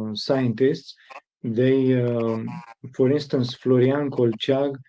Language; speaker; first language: English; non-native, fluent; Romanian